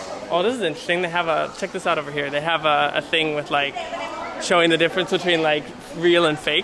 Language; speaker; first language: English; native; English